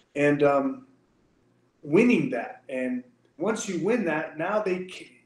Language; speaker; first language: English; native; English